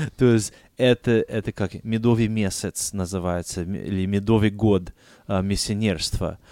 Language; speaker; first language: Russian; non-native, fluent; English